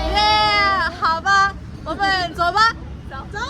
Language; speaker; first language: Chinese; non-native, learner; English